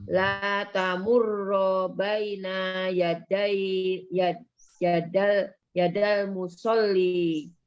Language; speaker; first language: Arabic; non-native, learner; Indonesian